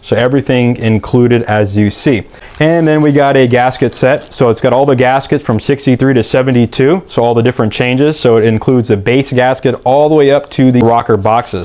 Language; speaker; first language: English; native; English